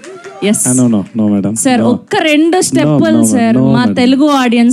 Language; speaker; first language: Telugu; native; Telugu